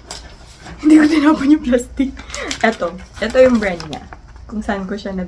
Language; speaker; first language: Filipino; native; Filipino